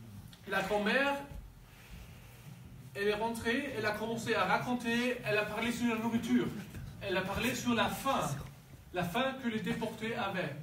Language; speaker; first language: French; non-native, learner; German